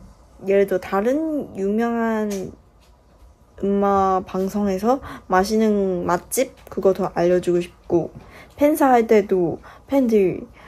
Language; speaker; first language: Korean; non-native, fluent; Chinese